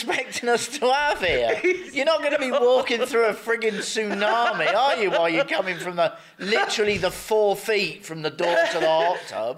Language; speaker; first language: English; native; English